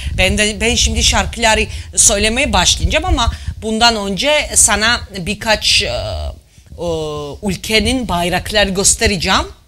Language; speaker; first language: Turkish; non-native, fluent; Georgian